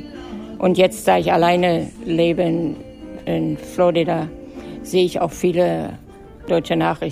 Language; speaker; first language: German; native; German